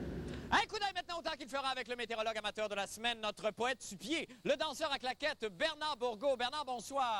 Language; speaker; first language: French; native; French